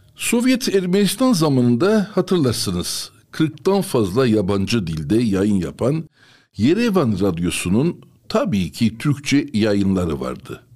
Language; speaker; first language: Turkish; non-native, local second language; Armenian